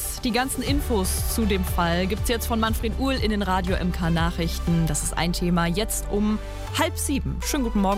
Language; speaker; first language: German; native; German